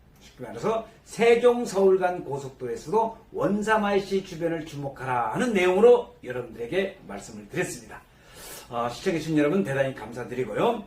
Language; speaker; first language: Korean; native; Korean